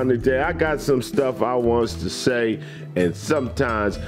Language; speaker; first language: English; native; English